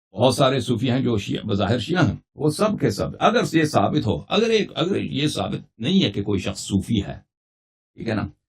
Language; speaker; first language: Urdu; non-native, fluent; Persian